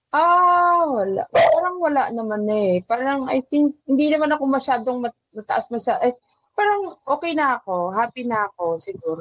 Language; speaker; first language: Filipino; native; Filipino